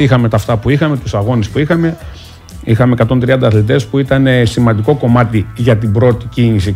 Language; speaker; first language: Greek; native; Greek